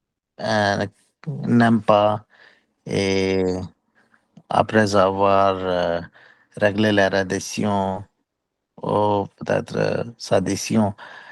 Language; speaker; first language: French; non-native, learner; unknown